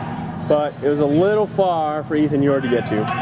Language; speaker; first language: English; native; English